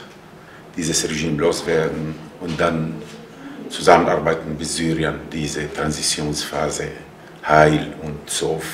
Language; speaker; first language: German; non-native, fluent; Arabic